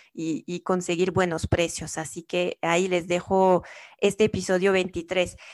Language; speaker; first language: Spanish; non-native, fluent; French